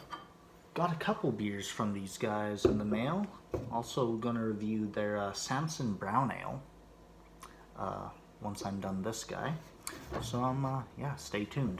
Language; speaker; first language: English; native; English